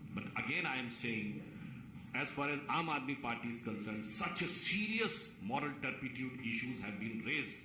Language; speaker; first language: English; non-native, local second language; Hindi